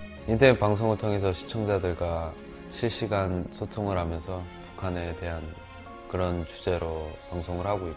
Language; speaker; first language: Korean; native; Korean